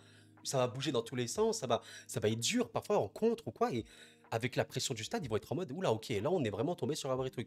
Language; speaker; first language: French; native; French